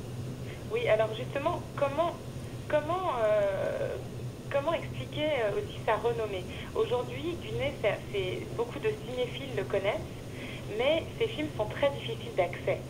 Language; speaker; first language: French; native; French